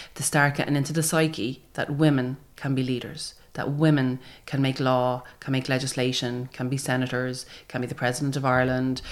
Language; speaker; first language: English; native; English